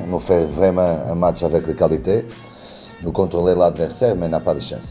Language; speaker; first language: French; non-native, learner; Spanish